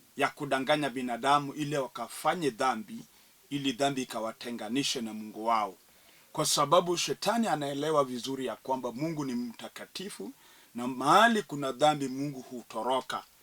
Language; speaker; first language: Swahili; non-native, local second language; Luo (Kenya and Tanzania)